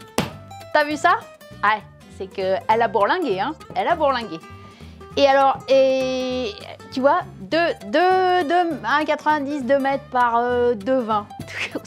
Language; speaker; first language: French; native; French